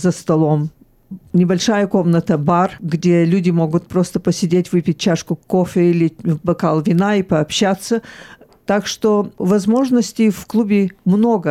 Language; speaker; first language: Russian; early bilingual, heritage; Russian